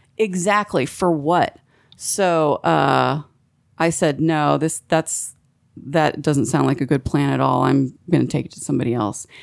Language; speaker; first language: English; native; English